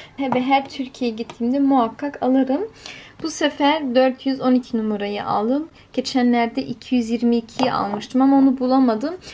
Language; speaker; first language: Turkish; early bilingual, heritage; Turkish